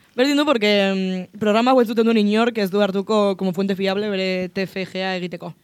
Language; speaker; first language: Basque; non-native, local second language; Spanish